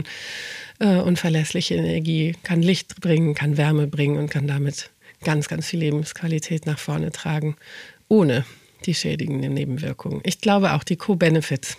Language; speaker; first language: German; native; German